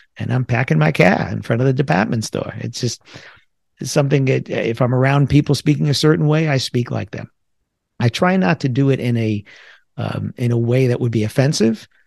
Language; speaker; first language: English; native; English